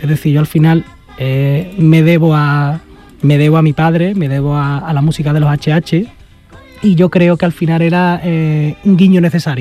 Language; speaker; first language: Spanish; native; Spanish